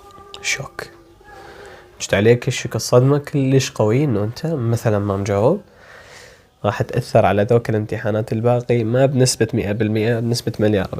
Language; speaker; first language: Arabic; native; Arabic